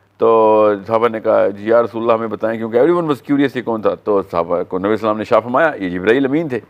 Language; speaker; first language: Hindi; native; Hindi